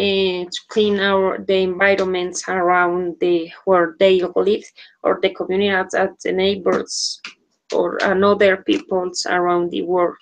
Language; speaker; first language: English; non-native, learner; Spanish